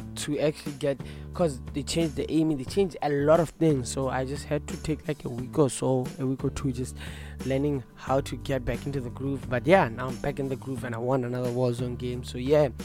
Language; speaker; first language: English; non-native, local second language; Tswana